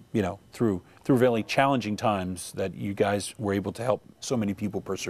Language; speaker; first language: English; native; English